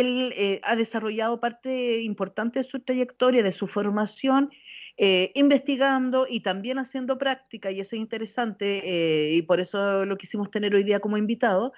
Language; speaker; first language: Spanish; native; Spanish